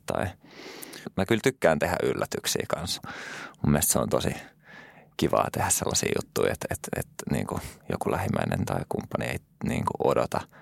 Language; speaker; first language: Finnish; early bilingual, other home language; French